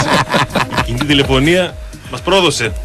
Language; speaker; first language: Greek; native; Greek